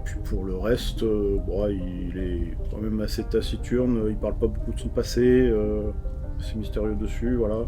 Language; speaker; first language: French; native; French